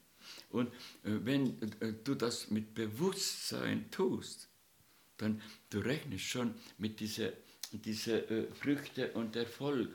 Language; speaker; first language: German; non-native, fluent; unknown